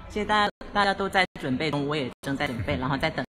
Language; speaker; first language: Chinese; native; Chinese